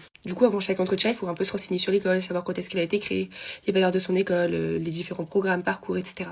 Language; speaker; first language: French; native; French